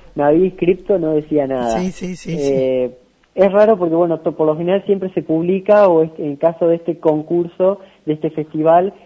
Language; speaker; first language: Spanish; native; Spanish